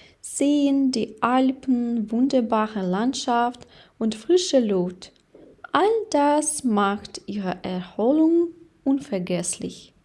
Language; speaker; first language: German; non-native, fluent; Ukrainian